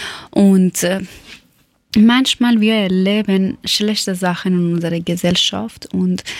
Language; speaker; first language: German; non-native, learner; Persian